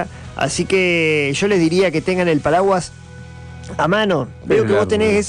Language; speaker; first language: Spanish; native; Spanish